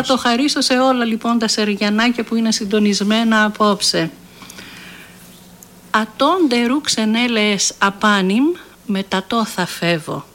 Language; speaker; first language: Greek; native; Greek